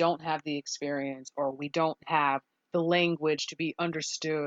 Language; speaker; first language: English; native; English